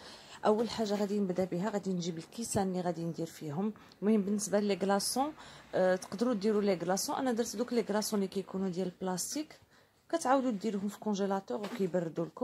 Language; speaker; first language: Arabic; native; Arabic